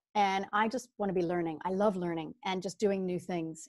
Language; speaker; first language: English; native; English